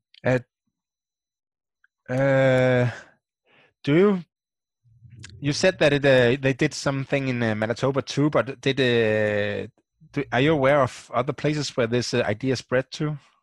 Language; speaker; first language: English; non-native, fluent; Danish